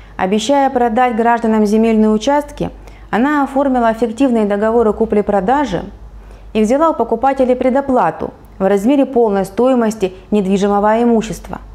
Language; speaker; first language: Russian; native; Russian